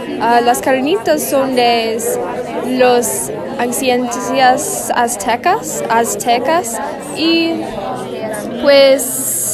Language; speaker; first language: Spanish; non-native, learner; English